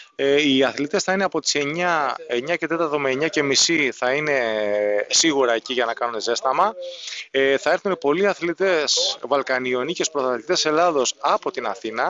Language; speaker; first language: Greek; native; Greek